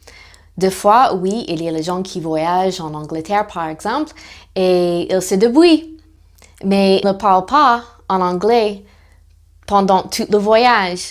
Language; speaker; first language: French; non-native, fluent; English